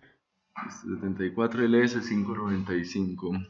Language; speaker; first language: Spanish; native; Spanish